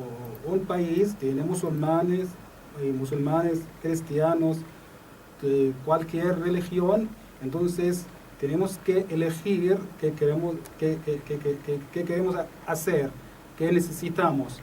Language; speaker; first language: Spanish; non-native, learner; Arabic